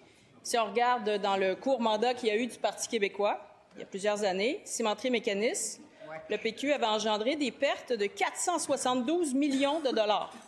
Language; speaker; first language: French; native; French